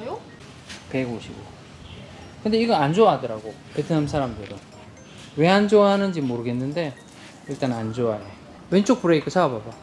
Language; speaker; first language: Korean; native; Korean